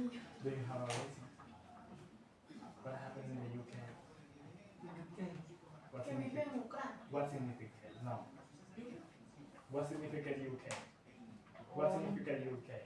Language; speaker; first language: English; non-native, learner; Spanish